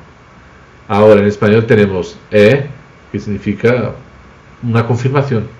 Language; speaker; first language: Portuguese; non-native, fluent; Spanish